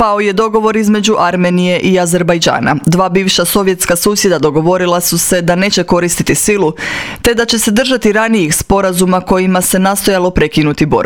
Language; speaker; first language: Croatian; native; Croatian